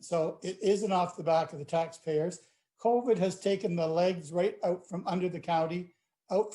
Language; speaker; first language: English; native; English